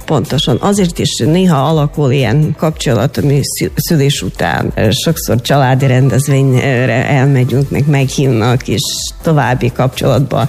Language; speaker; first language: Hungarian; non-native, fluent; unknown